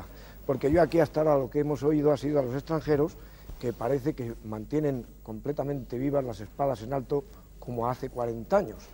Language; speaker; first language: Spanish; native; Spanish